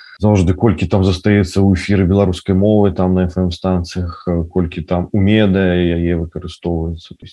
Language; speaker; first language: Belarusian; non-native, local second language; Russian